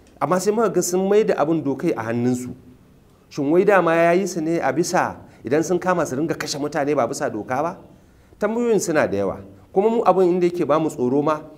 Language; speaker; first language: Hausa; native; Hausa